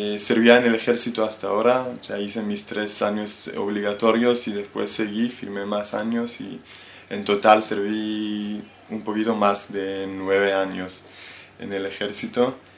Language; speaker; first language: Spanish; non-native, fluent; Hebrew